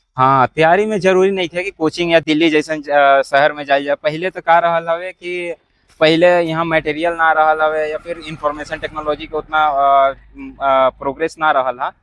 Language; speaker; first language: Bhojpuri; native; Bhojpuri